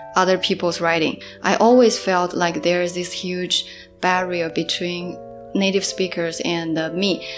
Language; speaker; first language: English; non-native, fluent; Chinese